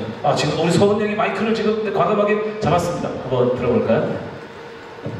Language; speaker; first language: Korean; native; Korean